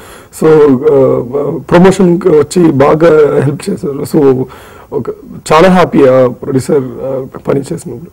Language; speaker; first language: Telugu; non-native, learner; Tamil